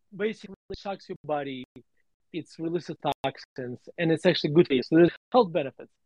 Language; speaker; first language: English; non-native, fluent; Russian